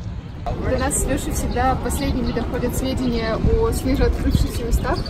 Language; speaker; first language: Russian; native; Russian